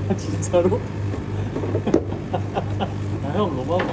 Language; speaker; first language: Korean; native; Korean